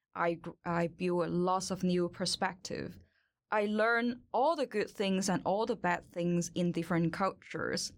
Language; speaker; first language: English; non-native, local second language; Cantonese